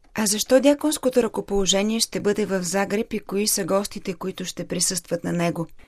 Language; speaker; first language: Bulgarian; native; Bulgarian